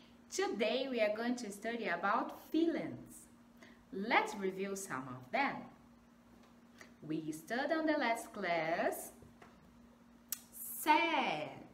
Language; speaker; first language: English; non-native, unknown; Portuguese